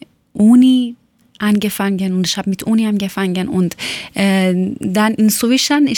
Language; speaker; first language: German; non-native, learner; Persian